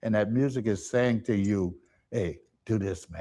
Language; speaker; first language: English; native; English